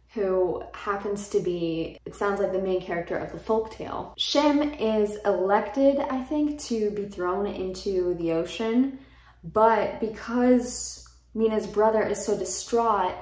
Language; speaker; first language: English; native; English